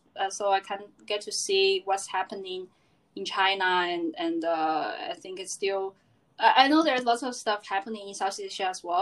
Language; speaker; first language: English; non-native, fluent; Chinese